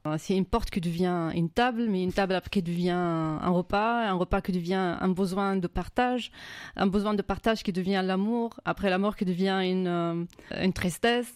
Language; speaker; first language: French; non-native, fluent; Arabic